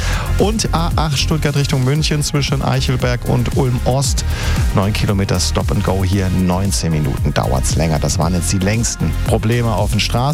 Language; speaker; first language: German; native; German